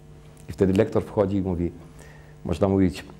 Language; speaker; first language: Polish; early bilingual, heritage; Polish